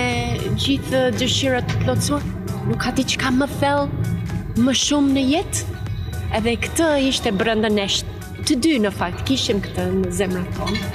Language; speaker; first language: Albanian; non-native, learner; English